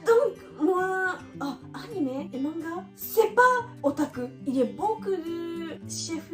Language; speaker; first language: French; non-native, learner; Japanese